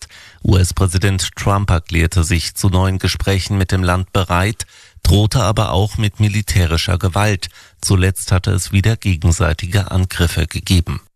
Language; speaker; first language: German; native; German